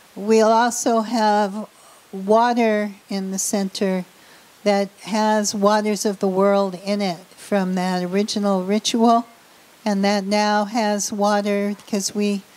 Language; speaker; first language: English; native; English